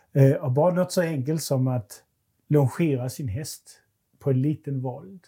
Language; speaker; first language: Swedish; non-native, fluent; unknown